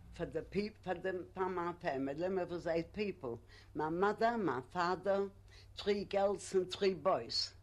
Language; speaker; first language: English; non-native, learner; Polish